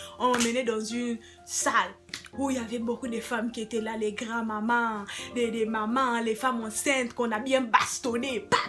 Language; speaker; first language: French; non-native, local second language; Lingala